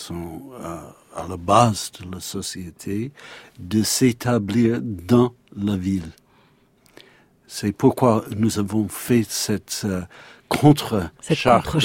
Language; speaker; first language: French; non-native, learner; English